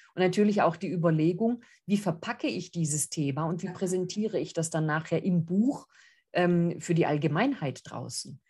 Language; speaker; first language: German; early bilingual, other home language; Greek